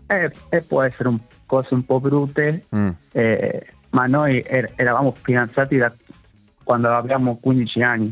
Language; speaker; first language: Italian; non-native, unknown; Spanish